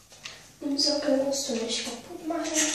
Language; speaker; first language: German; non-native, learner; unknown